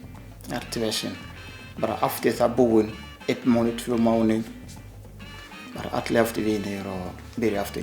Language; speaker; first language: Icelandic; non-native, learner; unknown